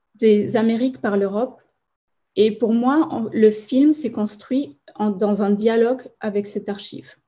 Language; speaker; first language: French; non-native, fluent; Spanish